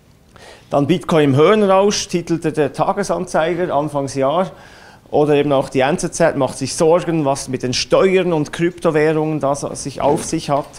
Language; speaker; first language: German; native; German